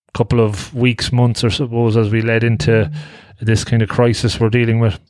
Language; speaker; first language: English; native; English